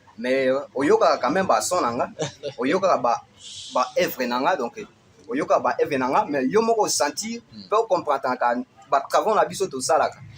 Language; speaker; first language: Lingala; non-native, local second language; Swahili